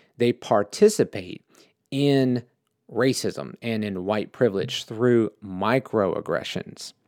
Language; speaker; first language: English; native; English